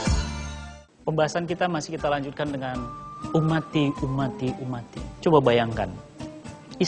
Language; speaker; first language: Indonesian; native; Indonesian